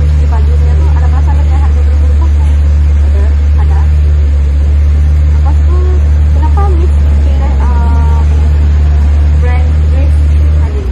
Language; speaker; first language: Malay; non-native, local second language; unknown